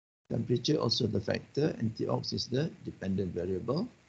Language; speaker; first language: English; non-native, local second language; Malay